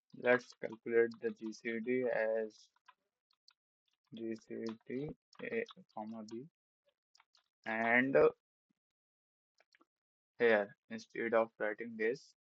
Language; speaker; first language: English; non-native, local second language; Hindi